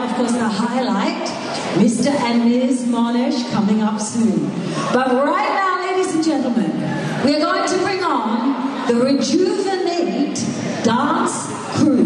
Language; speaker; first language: English; native; English